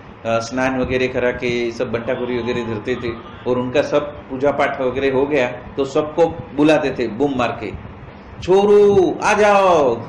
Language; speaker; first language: Hindi; non-native, local second language; Gujarati